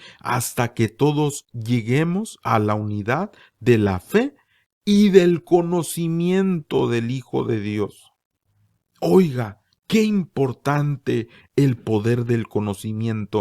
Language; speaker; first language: Spanish; native; Spanish